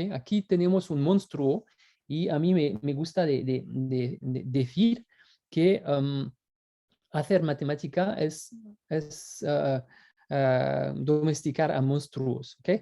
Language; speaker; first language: Spanish; non-native, fluent; French